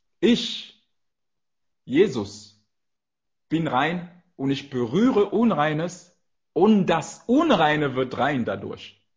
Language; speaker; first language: German; non-native, fluent; French